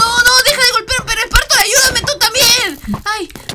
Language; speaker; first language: Spanish; native; Spanish